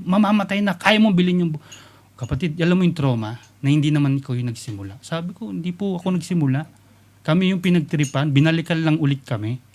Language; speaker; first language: Filipino; native; Filipino